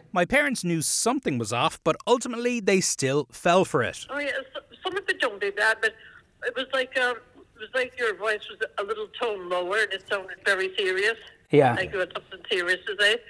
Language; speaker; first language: English; native; English